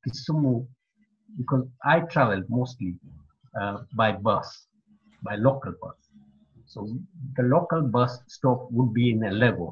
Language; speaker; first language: English; non-native, local second language; Gujarati